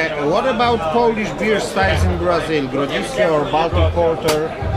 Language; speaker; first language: English; non-native, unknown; Polish